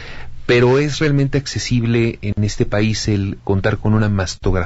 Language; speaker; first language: Spanish; native; Spanish